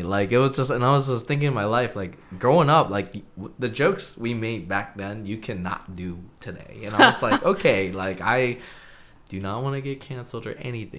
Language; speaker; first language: English; native; English